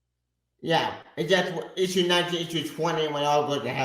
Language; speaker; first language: English; native; English